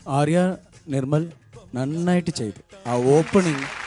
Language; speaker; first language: Malayalam; non-native, learner; Tamil